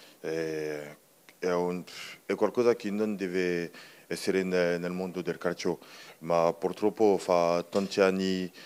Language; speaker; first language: Italian; non-native, learner; French